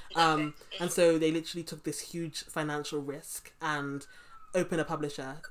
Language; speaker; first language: English; native; English